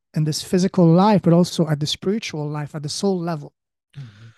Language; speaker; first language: English; early bilingual, other home language; French